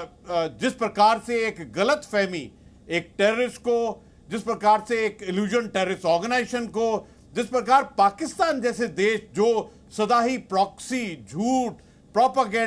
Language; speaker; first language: Hindi; native; Hindi